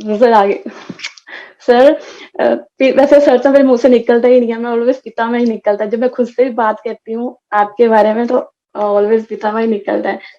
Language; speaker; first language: Hindi; non-native, local second language; Punjabi